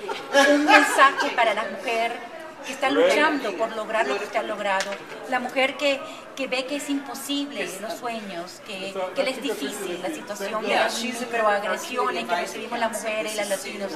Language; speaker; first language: Spanish; native; Spanish